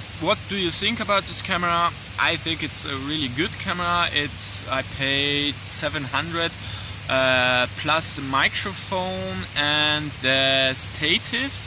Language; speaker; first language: English; non-native, learner; German